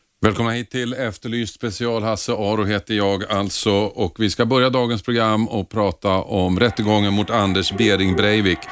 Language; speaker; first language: Swedish; native; Swedish